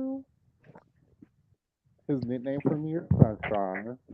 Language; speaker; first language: English; native; English